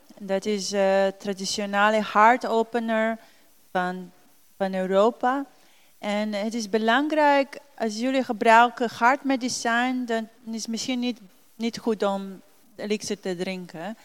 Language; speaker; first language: Dutch; non-native, learner; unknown